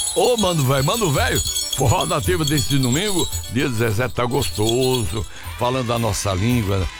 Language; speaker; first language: Portuguese; native; Portuguese